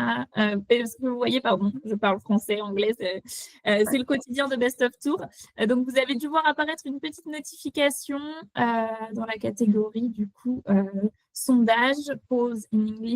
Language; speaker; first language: French; native; French